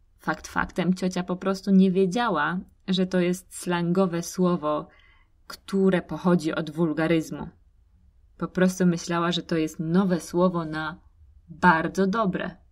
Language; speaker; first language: Polish; native; Polish